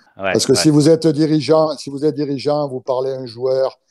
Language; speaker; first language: French; native; French